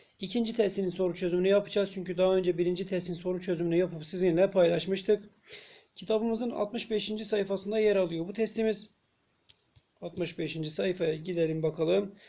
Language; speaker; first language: Turkish; native; Turkish